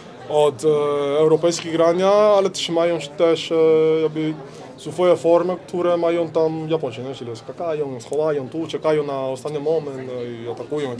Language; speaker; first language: Polish; non-native, learner; Spanish